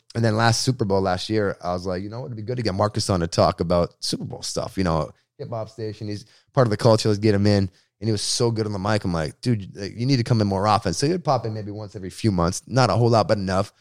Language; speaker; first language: English; native; English